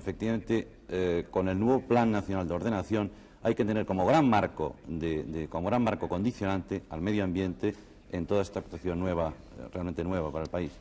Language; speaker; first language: Spanish; native; Spanish